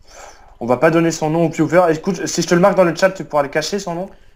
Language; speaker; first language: French; native; French